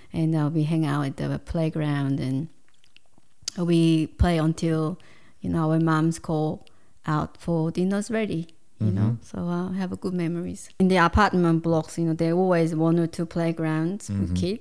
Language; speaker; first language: English; non-native, fluent; Korean